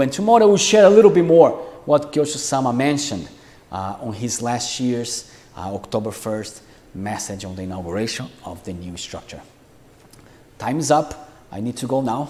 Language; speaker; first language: English; non-native, fluent; Portuguese